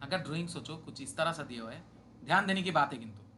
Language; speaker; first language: Hindi; non-native, local second language; Bangla